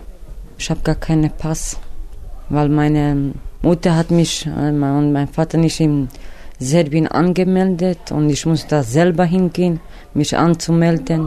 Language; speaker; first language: German; non-native, learner; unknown